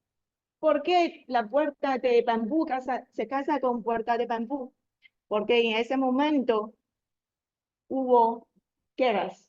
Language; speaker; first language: Spanish; non-native, learner; Chinese